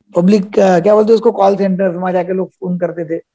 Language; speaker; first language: Hindi; non-native, local second language; Marathi